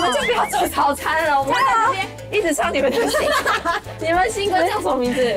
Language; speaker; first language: Chinese; native; Chinese